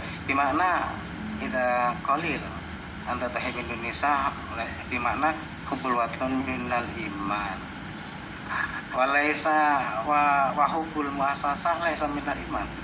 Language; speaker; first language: Arabic; non-native, fluent; Indonesian